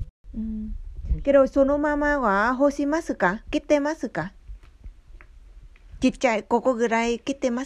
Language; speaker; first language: Japanese; non-native, learner; Vietnamese